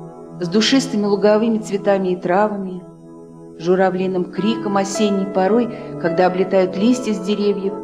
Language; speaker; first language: Russian; native; Russian